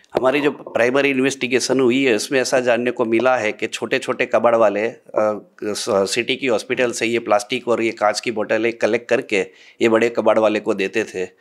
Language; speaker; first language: Hindi; non-native, local second language; Gujarati